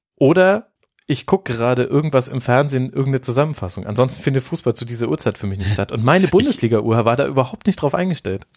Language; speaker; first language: German; native; German